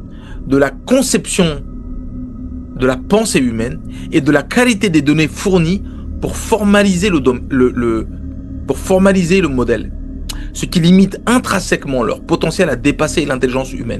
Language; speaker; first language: French; native; French